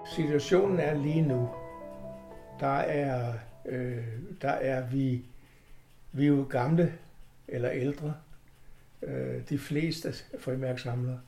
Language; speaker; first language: Danish; native; Danish